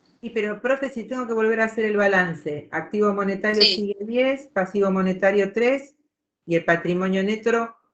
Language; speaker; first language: Spanish; native; Spanish